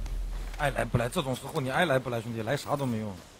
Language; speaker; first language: Chinese; native; Chinese